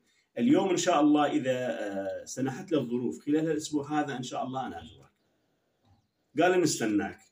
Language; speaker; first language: Arabic; native; Arabic